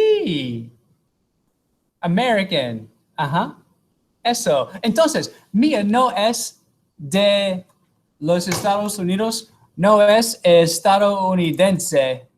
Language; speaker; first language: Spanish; non-native, fluent; English